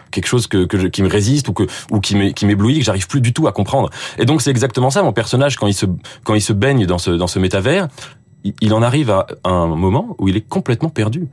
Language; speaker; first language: French; native; French